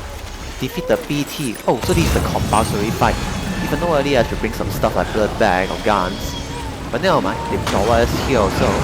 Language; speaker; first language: English; non-native, learner; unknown